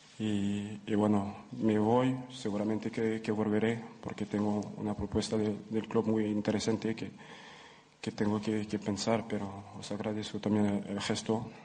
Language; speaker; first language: Spanish; non-native, fluent; French